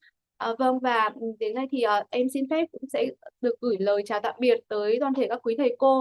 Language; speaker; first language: Vietnamese; native; Vietnamese